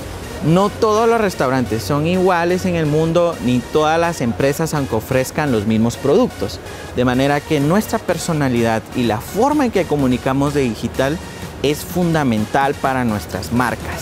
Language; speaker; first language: Spanish; native; Spanish